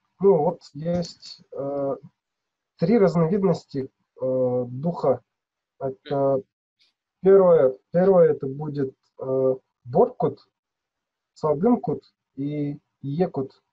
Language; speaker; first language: Russian; non-native, local second language; Yakut